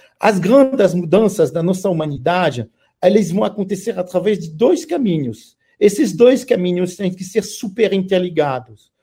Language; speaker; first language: Portuguese; non-native, fluent; French